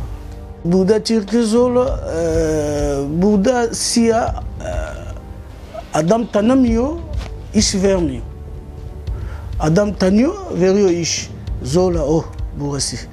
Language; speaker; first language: Turkish; non-native, learner; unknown